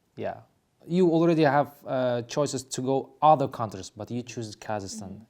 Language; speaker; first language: English; non-native, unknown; Kazakh